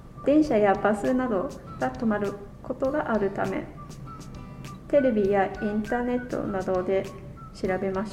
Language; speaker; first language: Japanese; non-native, fluent; English